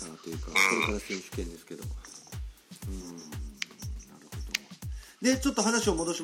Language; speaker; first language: Japanese; native; Japanese